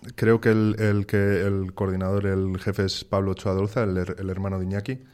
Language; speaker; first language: Spanish; native; Spanish